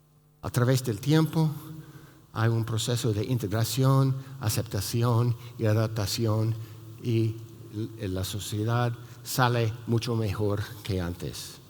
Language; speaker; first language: Spanish; non-native, fluent; English